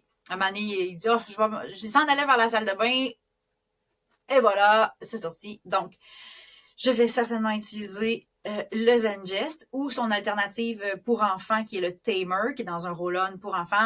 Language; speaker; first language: French; native; French